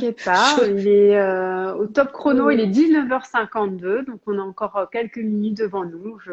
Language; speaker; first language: French; native; French